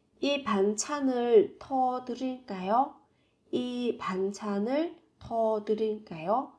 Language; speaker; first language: Korean; non-native, fluent; Vietnamese